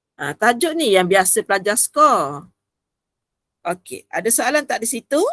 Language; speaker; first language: Malay; native; Malay